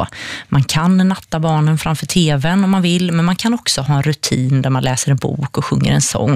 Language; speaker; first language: Swedish; native; Swedish